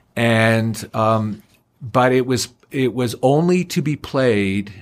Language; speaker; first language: English; native; English